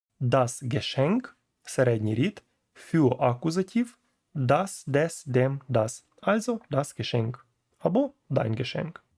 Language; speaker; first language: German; non-native, fluent; Ukrainian